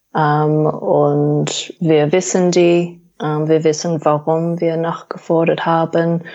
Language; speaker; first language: German; non-native, fluent; English